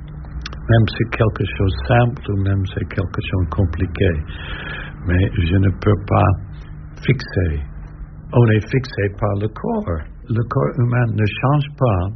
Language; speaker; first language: French; non-native, learner; English